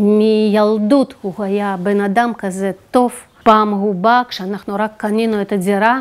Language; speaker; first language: Hebrew; non-native, fluent; Russian